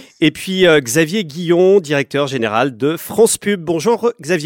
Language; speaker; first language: French; native; French